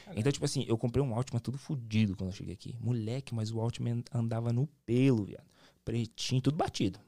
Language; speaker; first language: Portuguese; native; Portuguese